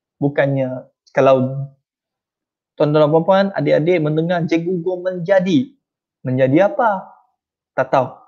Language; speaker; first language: Malay; non-native, local second language; Chinese